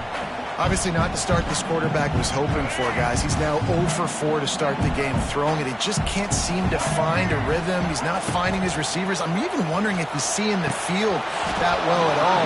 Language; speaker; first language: English; native; English